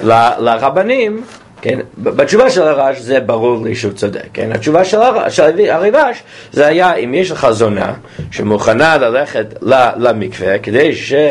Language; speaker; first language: Hebrew; non-native, fluent; English